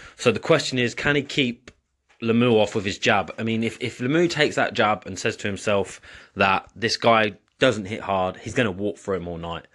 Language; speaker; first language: English; native; English